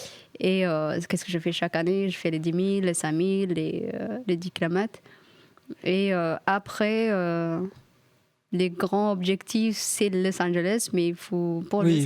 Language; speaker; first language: French; non-native, fluent; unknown